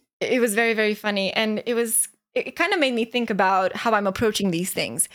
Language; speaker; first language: English; non-native, fluent; Romanian